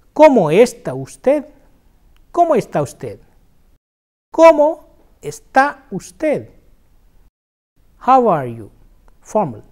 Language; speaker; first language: Spanish; non-native, fluent; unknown